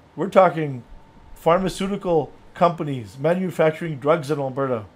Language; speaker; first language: English; native; English